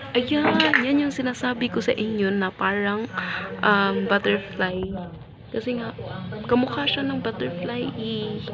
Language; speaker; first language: Filipino; non-native, local second language; Cebuano